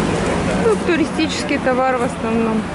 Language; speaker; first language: Russian; native; Russian